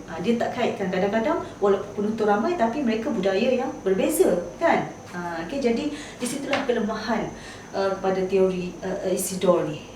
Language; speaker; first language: Malay; native; Malay